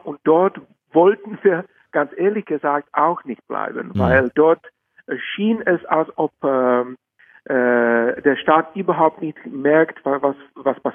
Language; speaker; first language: German; non-native, fluent; Czech